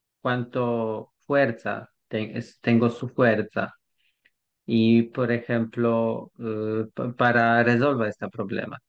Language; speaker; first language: Spanish; non-native, learner; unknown